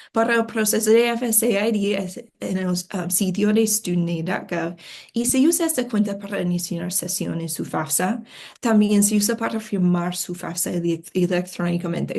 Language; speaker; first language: Spanish; non-native, fluent; English